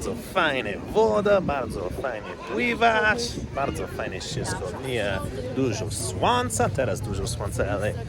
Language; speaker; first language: Polish; non-native, learner; English